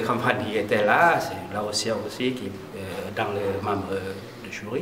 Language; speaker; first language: French; non-native, learner; Lao